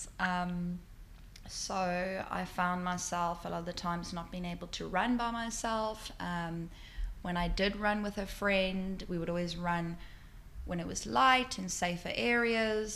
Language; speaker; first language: English; native; English